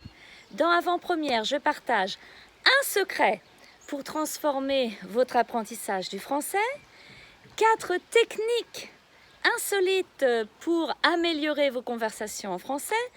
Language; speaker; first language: French; native; French